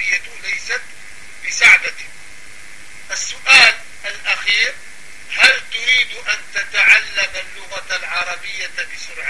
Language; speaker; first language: Arabic; non-native, fluent; French